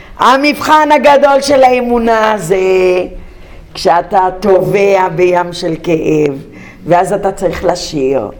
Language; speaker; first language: Hebrew; early bilingual, other home language; Arabic